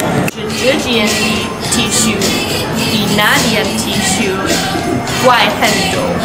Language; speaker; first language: Chinese; non-native, learner; English